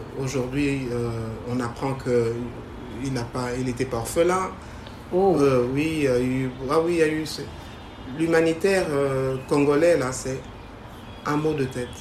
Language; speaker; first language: French; native; French